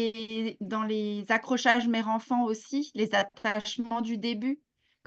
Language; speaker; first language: French; native; French